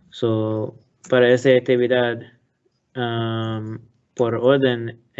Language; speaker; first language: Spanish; non-native, learner; English